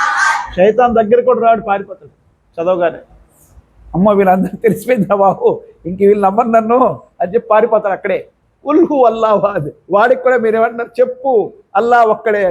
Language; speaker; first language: Telugu; non-native, local second language; Urdu